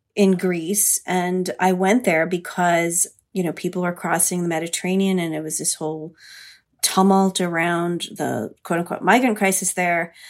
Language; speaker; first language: English; early bilingual, other home language; Hindi